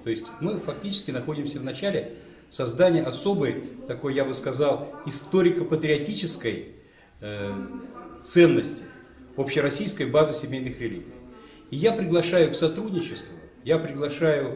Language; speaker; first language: Russian; native; Russian